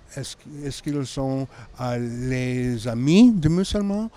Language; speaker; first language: French; non-native, learner; English